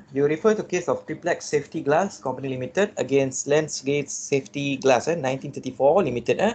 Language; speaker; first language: English; non-native, local second language; Malay